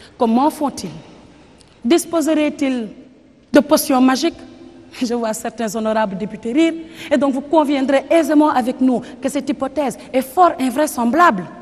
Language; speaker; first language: French; non-native, local second language; Wolof